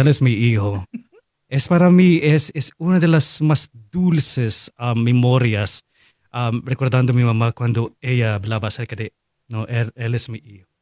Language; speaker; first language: Spanish; non-native, fluent; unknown